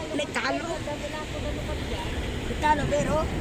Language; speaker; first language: Italian; early bilingual, other home language; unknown